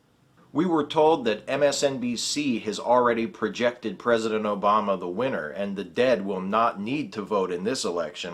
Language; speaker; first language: English; native; English